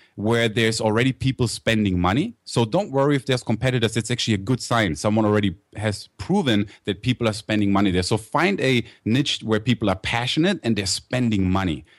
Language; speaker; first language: English; non-native, fluent; German